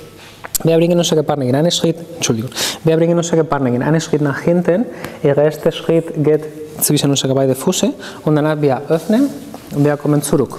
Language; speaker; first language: German; non-native, fluent; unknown